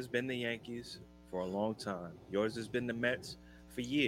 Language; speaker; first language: English; native; English